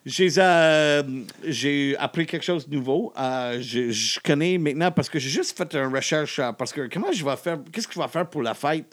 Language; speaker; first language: French; non-native, local second language; English